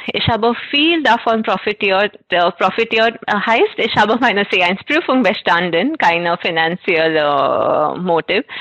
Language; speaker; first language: German; non-native, fluent; Marathi